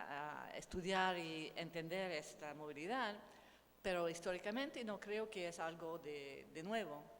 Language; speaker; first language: Spanish; non-native, learner; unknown